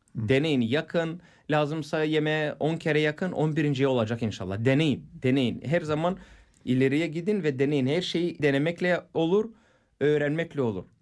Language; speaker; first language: Turkish; non-native, fluent; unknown